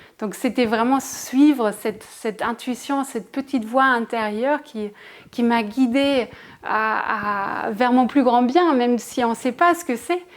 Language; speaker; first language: French; non-native, fluent; German